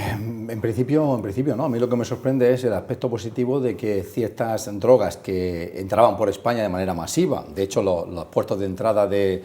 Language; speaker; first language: Spanish; native; Spanish